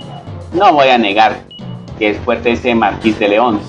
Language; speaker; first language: Spanish; native; Spanish